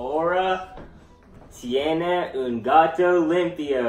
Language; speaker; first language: Spanish; non-native, learner; English